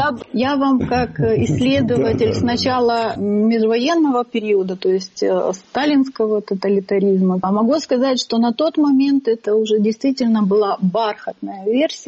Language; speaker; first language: Russian; native; Russian